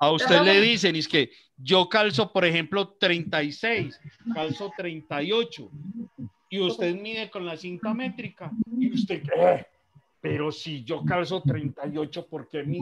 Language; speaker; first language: Spanish; native; Spanish